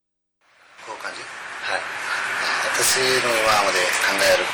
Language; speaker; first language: Japanese; non-native, learner; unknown